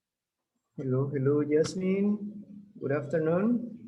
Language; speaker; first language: English; non-native, fluent; Spanish